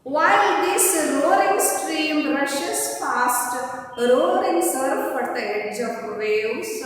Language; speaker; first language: English; non-native, local second language; Kannada